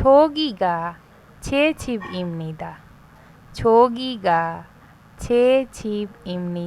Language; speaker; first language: Korean; non-native, fluent; Hindi